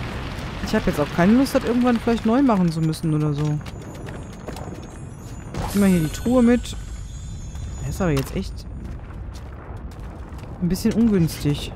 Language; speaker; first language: German; native; German